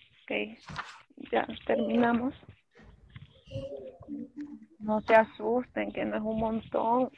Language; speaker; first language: Spanish; native; Spanish